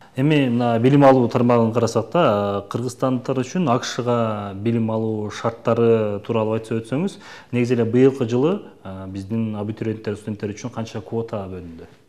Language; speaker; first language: Kyrgyz; native; Kyrgyz